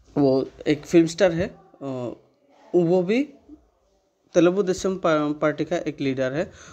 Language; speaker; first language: Hindi; non-native, local second language; Bangla